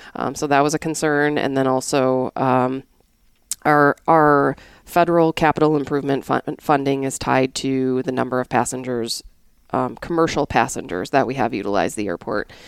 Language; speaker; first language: English; native; English